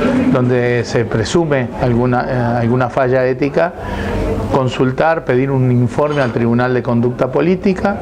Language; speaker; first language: Spanish; native; Spanish